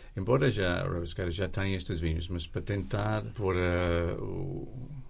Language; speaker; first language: Portuguese; non-native, fluent; English